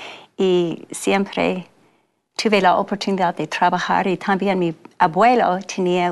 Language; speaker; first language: Spanish; non-native, fluent; English